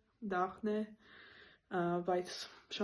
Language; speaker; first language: Armenian; non-native, learner; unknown